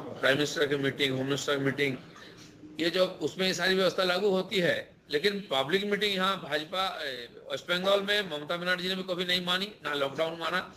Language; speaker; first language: Hindi; non-native, local second language; Bangla